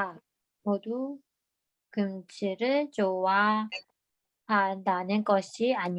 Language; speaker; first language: Korean; non-native, learner; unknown